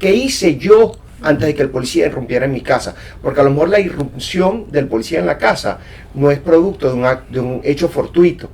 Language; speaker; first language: Spanish; native; Spanish